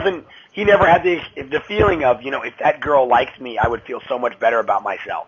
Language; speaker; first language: English; native; English